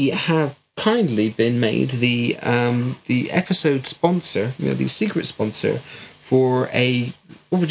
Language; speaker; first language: English; native; English